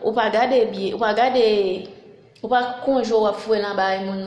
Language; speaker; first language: French; non-native, local second language; Haitian Creole